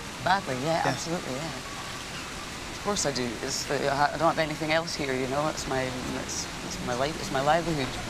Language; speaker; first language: English; native; English